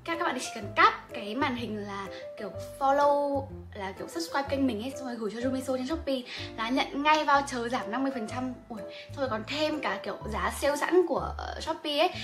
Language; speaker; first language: Vietnamese; native; Vietnamese